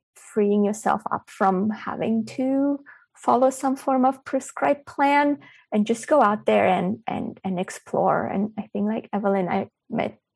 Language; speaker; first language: English; early bilingual, other home language; Bulgarian